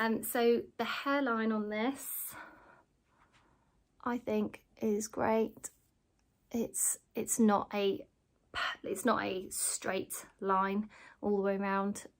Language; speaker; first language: English; native; English